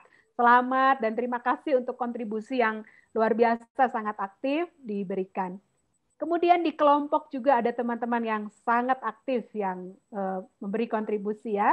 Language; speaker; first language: Indonesian; native; Indonesian